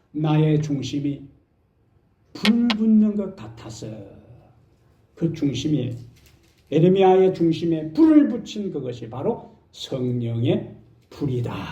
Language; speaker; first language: Korean; native; Korean